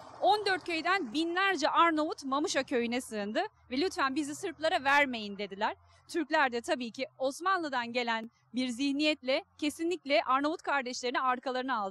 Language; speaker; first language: Turkish; native; Turkish